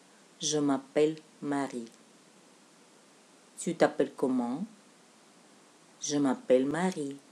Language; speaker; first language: French; non-native, fluent; Russian